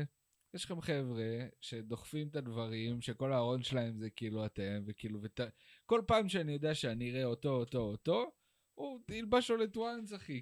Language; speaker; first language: Hebrew; native; Hebrew